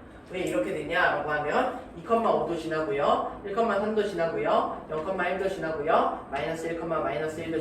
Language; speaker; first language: Korean; native; Korean